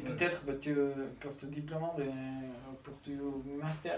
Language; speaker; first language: French; non-native, learner; Spanish